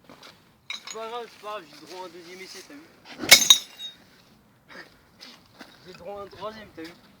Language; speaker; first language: French; native; French